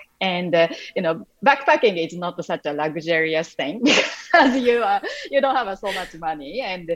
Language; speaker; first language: English; non-native, fluent; Japanese